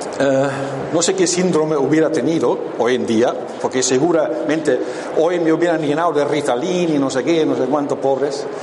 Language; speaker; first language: Spanish; non-native, fluent; German